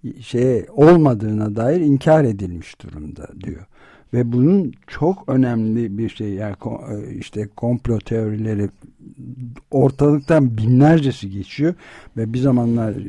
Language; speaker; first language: Turkish; native; Turkish